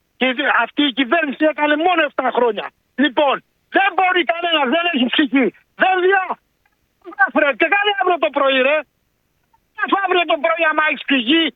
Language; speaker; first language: Greek; native; Greek